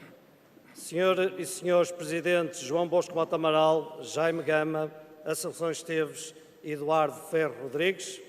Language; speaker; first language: Portuguese; native; Portuguese